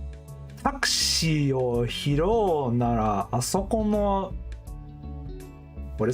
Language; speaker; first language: Japanese; non-native, learner; English